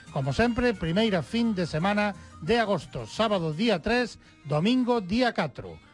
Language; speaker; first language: Galician; native; Galician